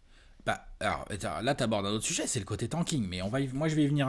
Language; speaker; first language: French; native; French